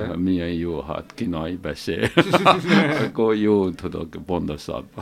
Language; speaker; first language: Hungarian; non-native, learner; Chinese